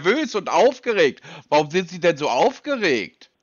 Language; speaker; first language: German; native; German